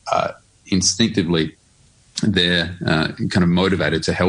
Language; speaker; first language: English; native; English